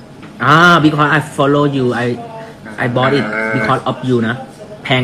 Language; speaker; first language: English; non-native, learner; Thai